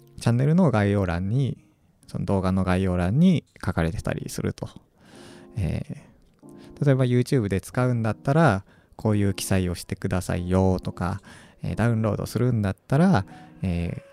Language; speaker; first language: Japanese; native; Japanese